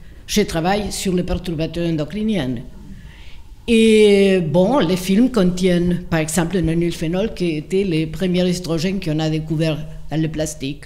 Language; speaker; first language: French; non-native, fluent; Spanish